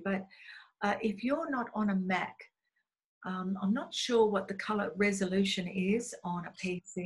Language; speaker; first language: English; native; English